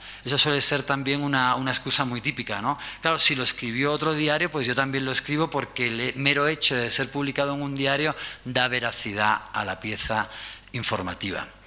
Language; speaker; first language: Spanish; native; Spanish